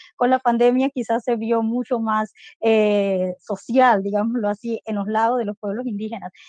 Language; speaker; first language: Spanish; non-native, local second language; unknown